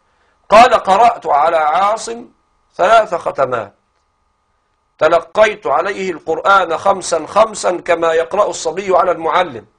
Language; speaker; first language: Arabic; native; Arabic